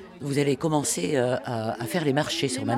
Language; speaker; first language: French; native; French